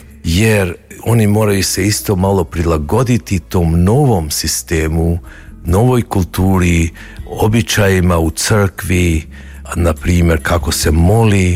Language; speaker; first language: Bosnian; early bilingual, heritage; Croatian